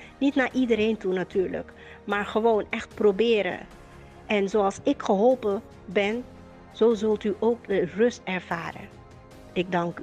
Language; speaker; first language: Dutch; native; Dutch